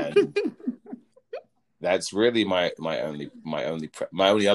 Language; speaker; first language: English; native; English